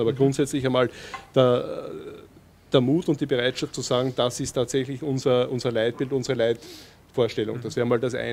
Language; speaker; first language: German; native; German